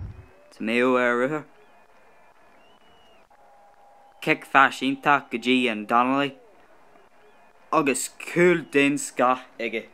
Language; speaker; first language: Irish; non-native, local second language; English